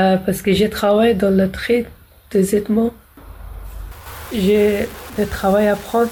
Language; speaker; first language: French; non-native, learner; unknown